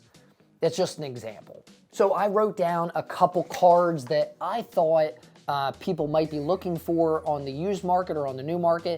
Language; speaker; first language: English; native; English